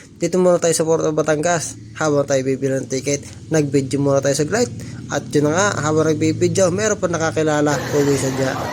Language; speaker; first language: Filipino; native; Filipino